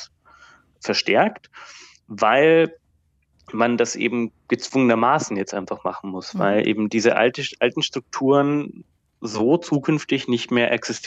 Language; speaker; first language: German; native; German